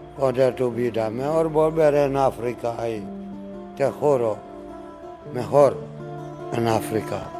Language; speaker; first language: Spanish; non-native, learner; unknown